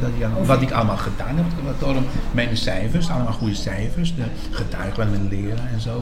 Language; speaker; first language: Dutch; non-native, fluent; Spanish